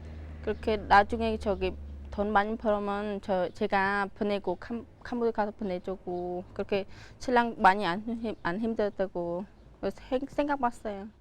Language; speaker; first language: Korean; non-native, learner; Khmer